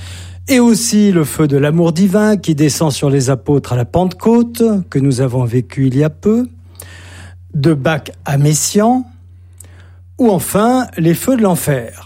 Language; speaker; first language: French; native; French